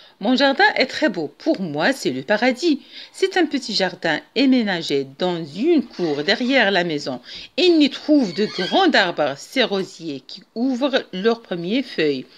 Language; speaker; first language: French; non-native, local second language; Arabic